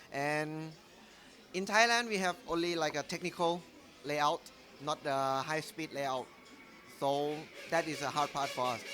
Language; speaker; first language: English; non-native, learner; Thai